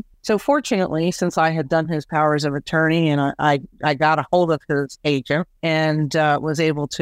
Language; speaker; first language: English; native; English